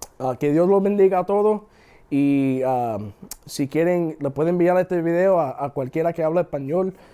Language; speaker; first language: Spanish; early bilingual, heritage; English